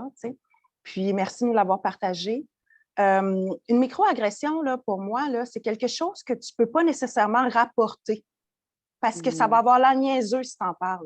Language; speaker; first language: French; native; French